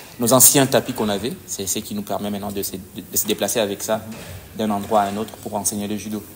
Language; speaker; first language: French; non-native, local second language; Lingala